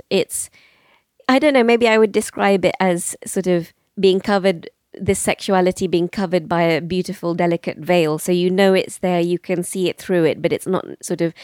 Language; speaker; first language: English; native; English